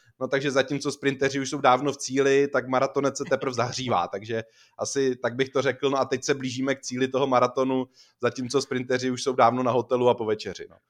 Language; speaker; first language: Czech; native; Czech